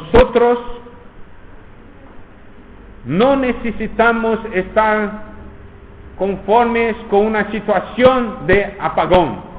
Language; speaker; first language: Spanish; non-native, fluent; Portuguese